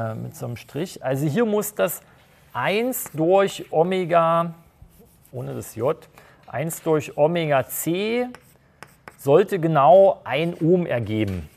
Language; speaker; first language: German; native; German